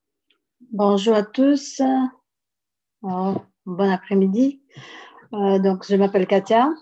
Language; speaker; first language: French; non-native, fluent; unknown